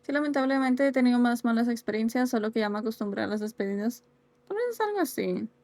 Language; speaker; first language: Spanish; early bilingual, heritage; Spanish